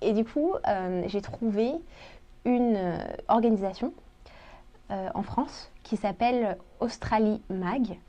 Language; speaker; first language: French; early bilingual, other home language; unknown